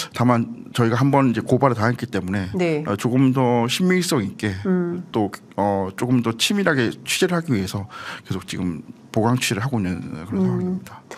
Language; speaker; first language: Korean; native; Korean